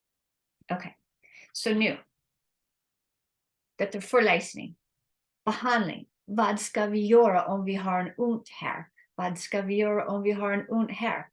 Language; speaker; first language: Swedish; non-native, learner; English